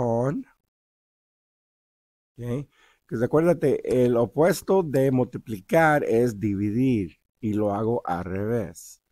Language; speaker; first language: Spanish; early bilingual, heritage; Spanish